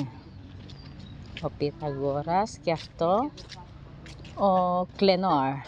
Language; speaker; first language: Greek; non-native, learner; Filipino